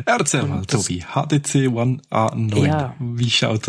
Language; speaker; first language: German; native; German